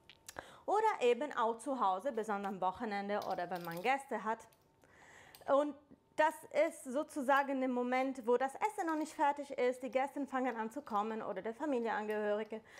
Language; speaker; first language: German; non-native, fluent; Italian